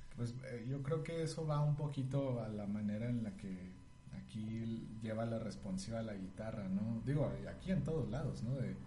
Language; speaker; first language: Spanish; native; Spanish